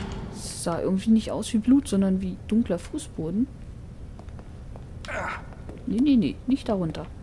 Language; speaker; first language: German; native; German